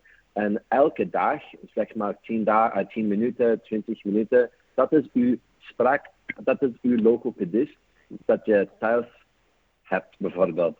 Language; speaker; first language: Dutch; non-native, fluent; English